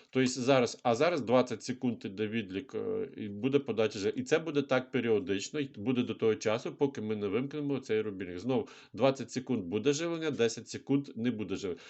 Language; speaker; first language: Ukrainian; non-native, local second language; Russian